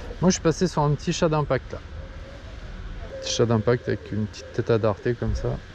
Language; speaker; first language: French; native; French